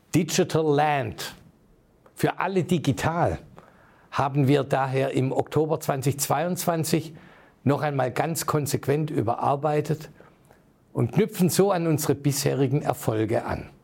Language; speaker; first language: German; native; German